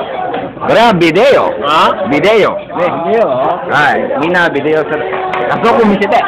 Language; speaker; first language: Japanese; non-native, learner; Filipino